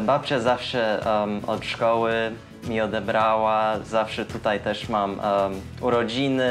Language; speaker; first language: Polish; early bilingual, heritage; Polish